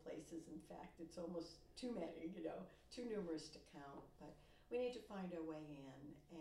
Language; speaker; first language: English; native; English